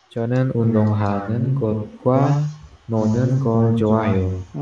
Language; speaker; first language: Korean; non-native, learner; Indonesian